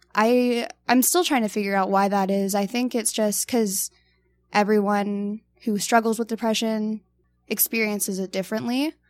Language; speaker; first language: English; native; English